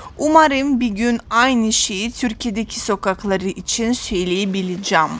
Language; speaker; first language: Turkish; non-native, fluent; Russian